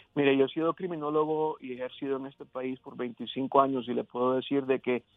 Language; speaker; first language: Spanish; early bilingual, heritage; Spanish